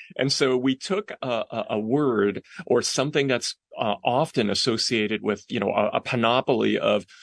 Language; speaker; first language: English; non-native, local second language; Cantonese